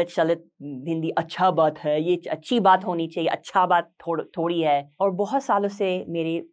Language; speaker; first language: Hindi; non-native, fluent; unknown